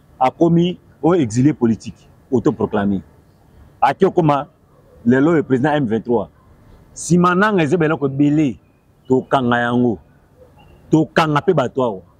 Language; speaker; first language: Lingala; native; Lingala